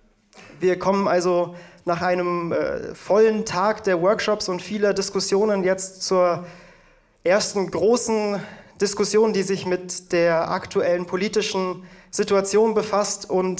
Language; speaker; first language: German; native; German